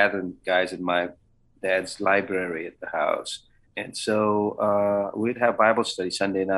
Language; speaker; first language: English; non-native, local second language; Kannada